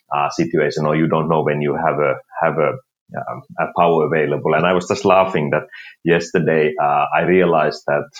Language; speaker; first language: English; non-native, fluent; Finnish